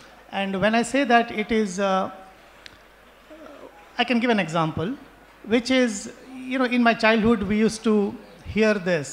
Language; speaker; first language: English; non-native, local second language; Konkani